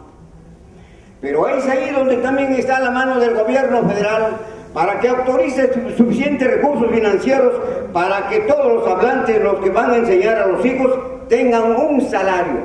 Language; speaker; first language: Spanish; non-native, local second language; Zapotec